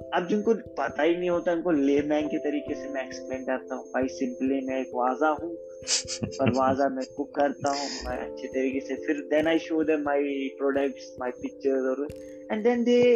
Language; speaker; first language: Hindi; native; Hindi